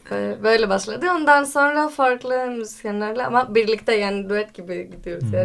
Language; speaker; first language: Turkish; non-native, fluent; Greek